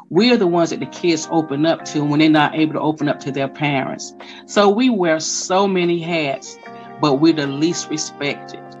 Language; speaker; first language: English; native; English